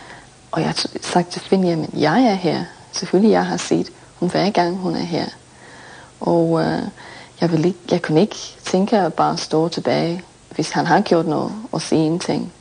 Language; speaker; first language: Danish; non-native, learner; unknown